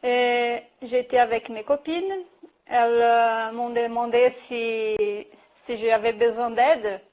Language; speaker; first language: French; non-native, fluent; Portuguese